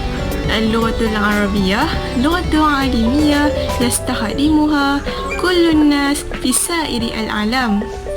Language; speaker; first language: Arabic; non-native, learner; Malay